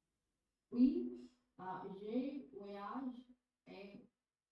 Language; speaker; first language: French; non-native, learner; Hindi